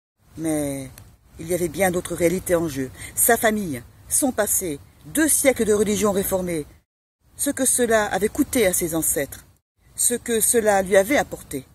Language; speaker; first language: French; native; French